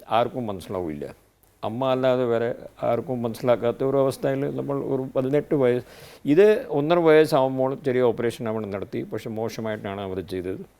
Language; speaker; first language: Malayalam; non-native, fluent; Hindi